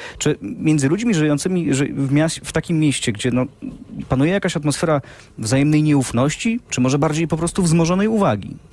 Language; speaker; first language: Polish; native; Polish